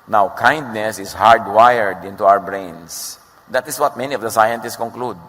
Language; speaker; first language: English; non-native, local second language; Filipino